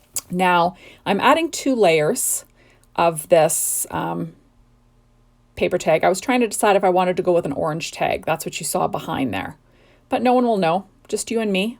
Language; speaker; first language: English; native; English